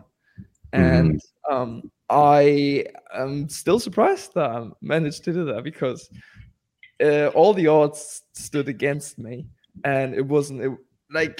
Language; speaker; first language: English; non-native, fluent; Spanish